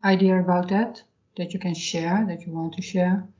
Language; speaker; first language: English; non-native, fluent; Dutch